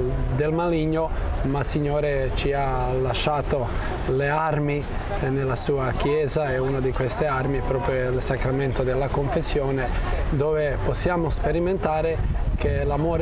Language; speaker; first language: Italian; non-native, fluent; Croatian